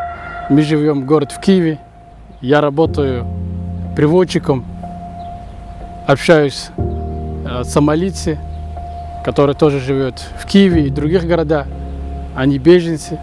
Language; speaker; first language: Russian; non-native, fluent; Somali